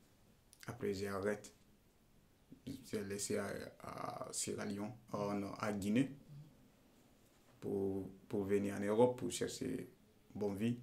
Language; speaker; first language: French; non-native, learner; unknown